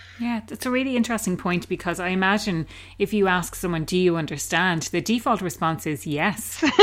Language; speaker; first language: English; native; English